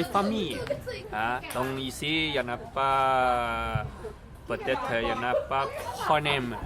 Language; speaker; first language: French; non-native, learner; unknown